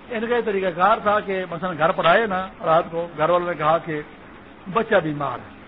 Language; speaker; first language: Urdu; non-native, local second language; Pashto